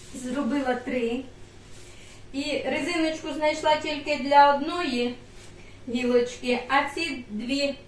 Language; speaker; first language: Ukrainian; native; Ukrainian